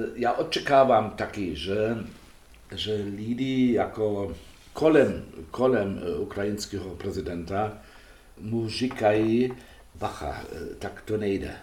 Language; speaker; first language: Czech; non-native, fluent; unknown